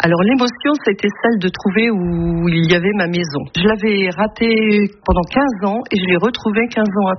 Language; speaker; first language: French; native; French